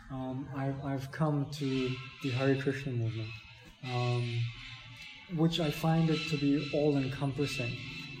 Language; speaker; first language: English; native; English